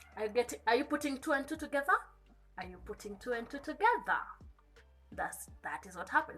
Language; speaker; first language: English; non-native, local second language; Kikuyu